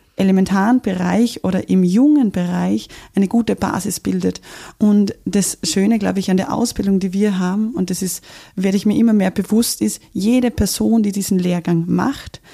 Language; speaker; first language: German; native; German